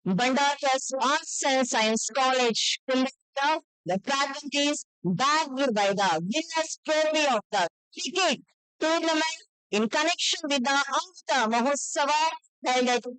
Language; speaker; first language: English; non-native, local second language; Kannada